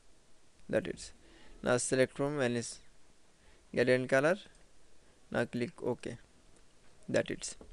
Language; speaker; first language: English; non-native, learner; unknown